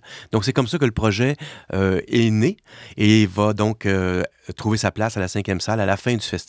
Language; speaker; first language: French; native; French